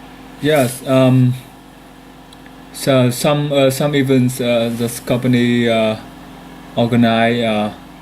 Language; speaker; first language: English; non-native, learner; Vietnamese